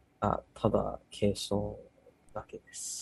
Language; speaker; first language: Japanese; early bilingual, heritage; English